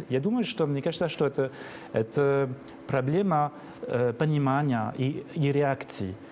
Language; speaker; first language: Russian; non-native, fluent; French